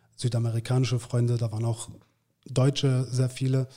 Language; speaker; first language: German; early bilingual, other home language; Turkish